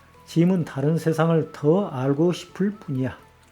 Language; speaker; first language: Korean; native; Korean